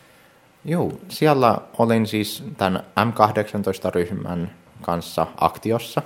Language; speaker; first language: Finnish; early bilingual, heritage; Finnish